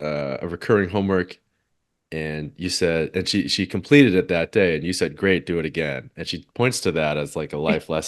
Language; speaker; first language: English; native; English